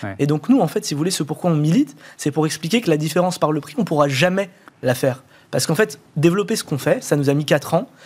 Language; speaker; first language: French; native; French